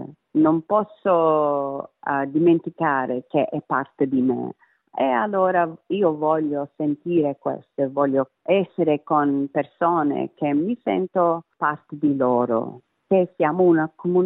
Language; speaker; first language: Italian; early bilingual, heritage; Italian